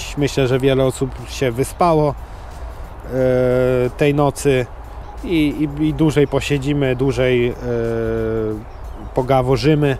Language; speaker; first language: Polish; native; Polish